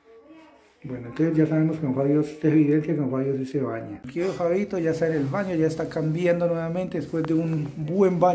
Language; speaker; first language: Spanish; native; Spanish